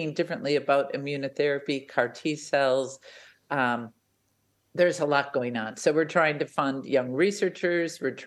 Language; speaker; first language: English; native; English